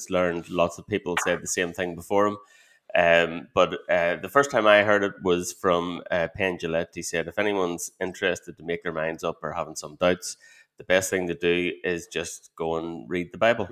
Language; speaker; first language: English; native; English